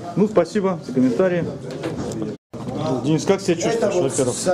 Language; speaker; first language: Russian; native; Russian